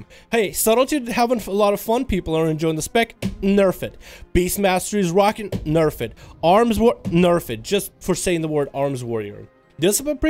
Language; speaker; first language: English; native; English